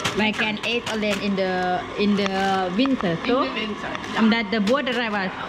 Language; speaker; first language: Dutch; non-native, learner; Thai